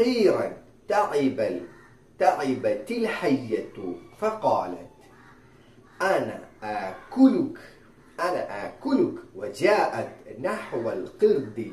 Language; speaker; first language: Arabic; non-native, fluent; Malayalam